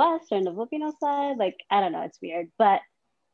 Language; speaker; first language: English; non-native, local second language; Cebuano